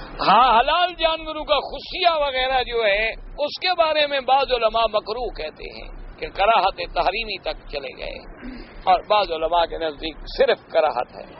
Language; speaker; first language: Urdu; native; Urdu